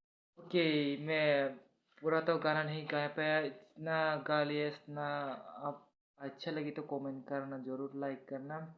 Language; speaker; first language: Hindi; non-native, local second language; Kok Borok